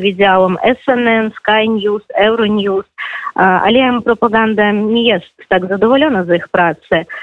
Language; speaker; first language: Polish; non-native, fluent; Belarusian